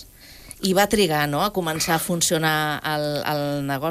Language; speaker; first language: Catalan; native; Catalan